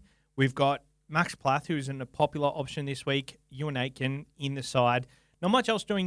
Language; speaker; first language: English; native; English